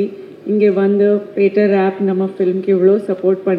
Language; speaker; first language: Tamil; non-native, fluent; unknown